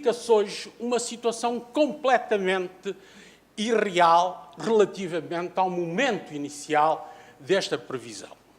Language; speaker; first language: Portuguese; native; Portuguese